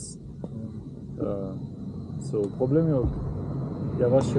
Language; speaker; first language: Turkish; non-native, learner; German